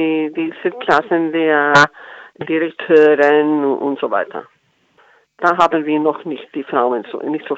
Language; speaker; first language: German; non-native, fluent; Icelandic